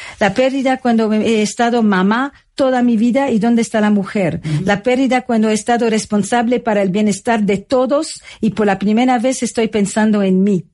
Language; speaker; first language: Spanish; non-native, fluent; French